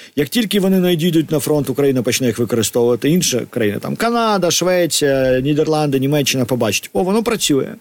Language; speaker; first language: Ukrainian; native; Ukrainian